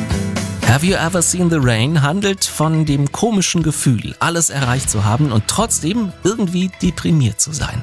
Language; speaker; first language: German; native; German